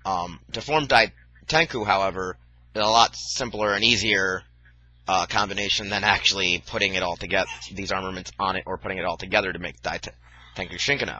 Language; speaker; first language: English; native; English